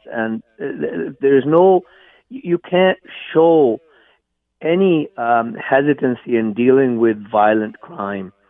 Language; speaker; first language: English; non-native, local second language; Punjabi